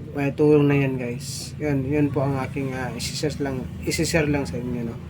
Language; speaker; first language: Filipino; non-native, local second language; Cebuano